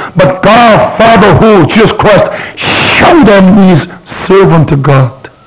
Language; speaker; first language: English; non-native, fluent; Korean